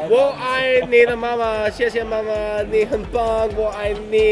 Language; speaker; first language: Chinese; non-native, learner; English